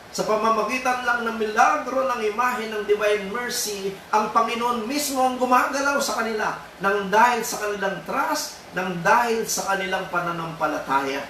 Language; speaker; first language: Filipino; native; Filipino